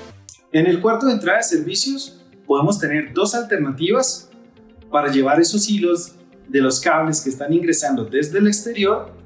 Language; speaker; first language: Spanish; native; Spanish